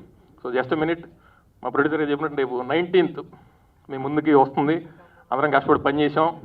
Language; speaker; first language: Telugu; native; Telugu